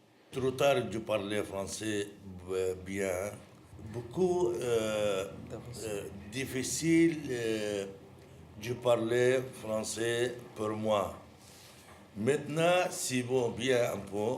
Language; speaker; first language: French; non-native, learner; Arabic